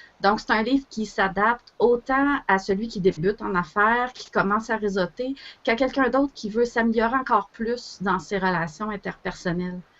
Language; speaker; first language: French; native; French